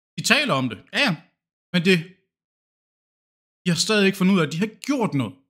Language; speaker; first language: Danish; native; Danish